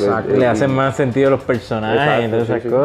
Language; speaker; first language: Spanish; native; Spanish